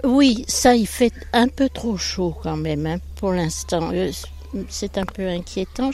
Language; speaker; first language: French; native; French